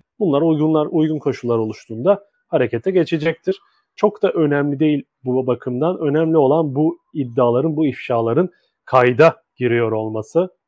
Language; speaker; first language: Turkish; native; Turkish